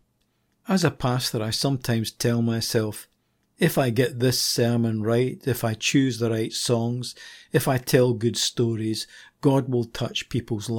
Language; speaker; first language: English; native; English